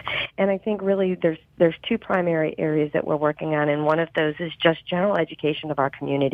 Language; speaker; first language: English; native; English